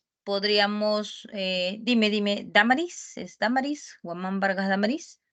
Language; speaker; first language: Spanish; native; Spanish